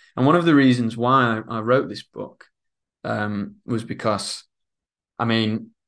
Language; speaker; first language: English; native; English